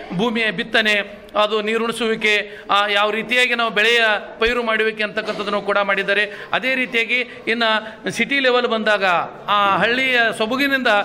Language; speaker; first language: Kannada; native; Kannada